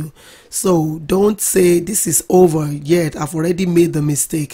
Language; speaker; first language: English; non-native, local second language; Yoruba